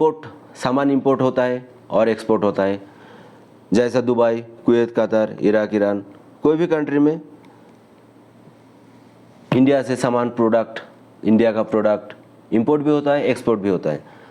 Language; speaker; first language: Hindi; non-native, local second language; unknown